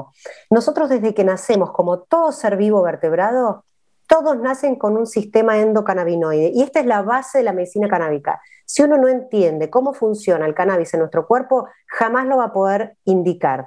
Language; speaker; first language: Spanish; native; Spanish